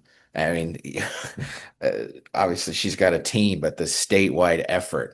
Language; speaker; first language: English; native; English